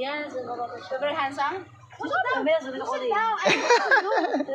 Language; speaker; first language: English; non-native, learner; Filipino